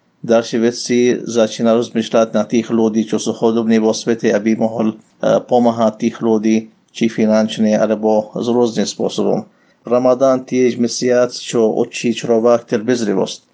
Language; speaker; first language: Slovak; non-native, learner; Arabic